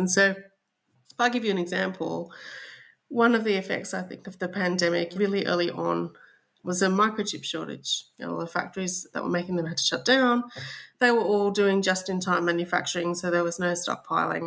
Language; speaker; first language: English; native; English